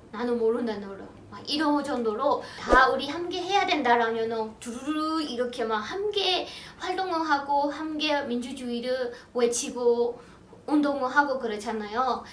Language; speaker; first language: Korean; non-native, fluent; Burmese